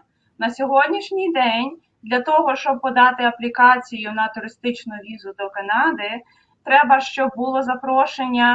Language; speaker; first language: Ukrainian; native; Ukrainian